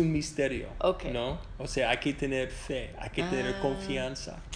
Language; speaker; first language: Spanish; non-native, fluent; English